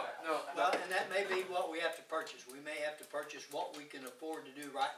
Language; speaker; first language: English; native; English